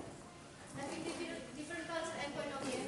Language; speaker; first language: English; non-native, fluent; Indonesian